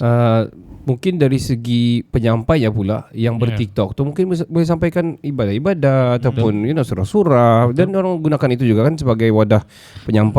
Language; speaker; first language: Malay; native; Malay